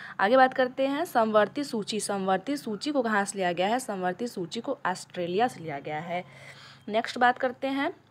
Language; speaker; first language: Hindi; native; Hindi